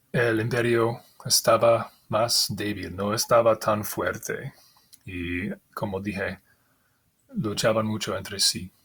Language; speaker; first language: Spanish; non-native, fluent; English